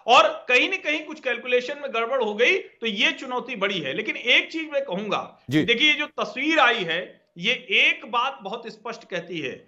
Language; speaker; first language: Hindi; native; Hindi